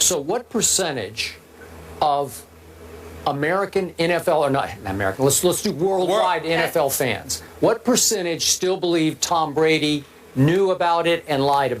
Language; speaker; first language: English; native; English